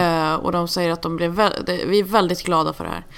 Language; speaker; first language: Swedish; native; Swedish